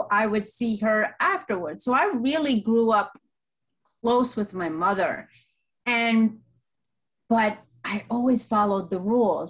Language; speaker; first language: English; native; English